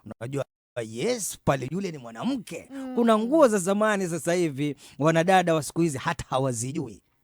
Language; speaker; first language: Swahili; native; Swahili